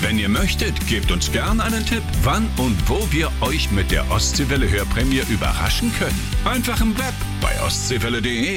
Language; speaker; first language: German; native; German